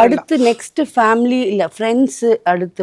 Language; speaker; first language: Malayalam; non-native, local second language; Tamil